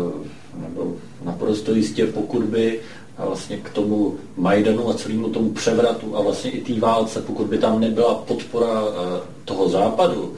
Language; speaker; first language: Czech; native; Czech